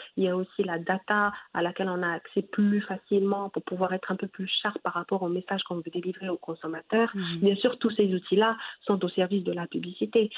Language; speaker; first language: French; non-native, local second language; Arabic